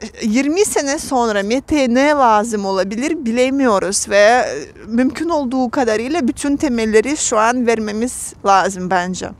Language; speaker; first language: Turkish; non-native, fluent; Russian